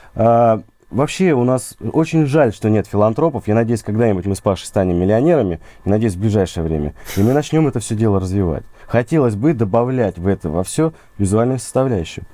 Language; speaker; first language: Russian; native; Russian